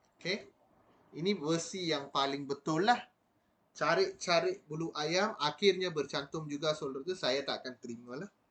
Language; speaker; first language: Malay; non-native, local second language; Tamil